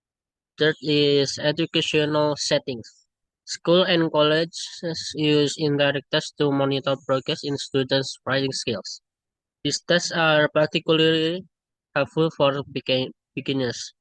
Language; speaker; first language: English; non-native, learner; Indonesian